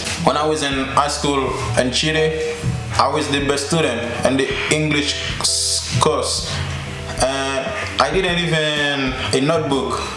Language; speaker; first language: English; non-native, learner; Haitian Creole